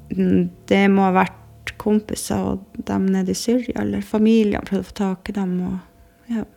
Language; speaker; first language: Norwegian; native; Norwegian